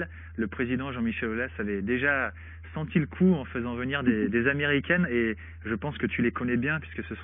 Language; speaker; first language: French; native; French